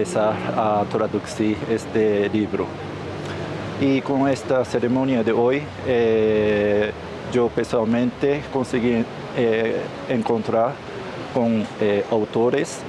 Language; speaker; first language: Spanish; non-native, learner; Japanese